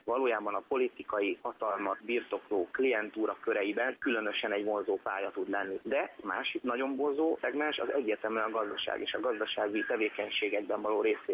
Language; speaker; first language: Hungarian; native; Hungarian